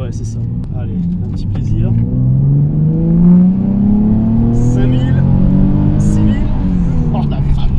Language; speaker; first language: French; native; French